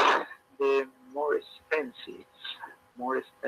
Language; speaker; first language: English; non-native, learner; Spanish